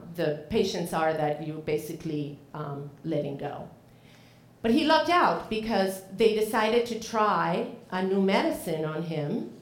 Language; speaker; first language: English; non-native, fluent; Spanish